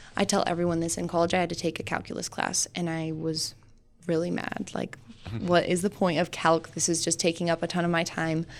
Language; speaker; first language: English; native; English